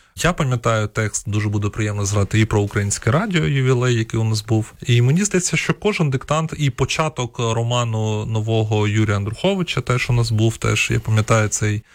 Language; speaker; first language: Ukrainian; non-native, local second language; Russian